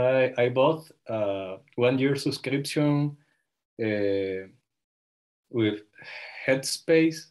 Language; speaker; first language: English; non-native, learner; Spanish